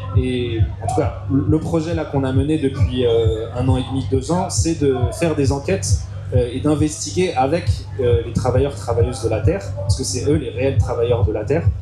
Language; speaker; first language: French; native; French